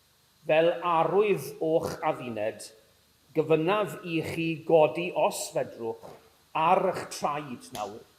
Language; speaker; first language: Welsh; native; Welsh